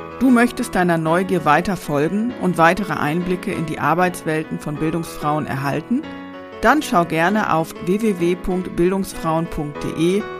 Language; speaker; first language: German; native; German